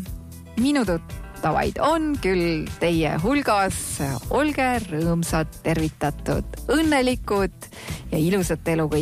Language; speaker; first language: Estonian; native; Estonian